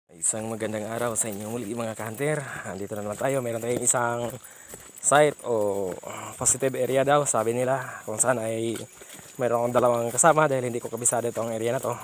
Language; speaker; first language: Filipino; non-native, local second language; Cebuano